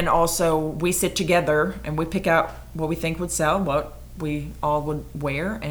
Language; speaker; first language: English; non-native, fluent; Swedish